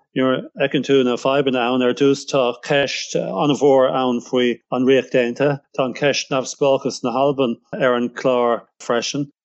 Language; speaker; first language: Irish; non-native, local second language; English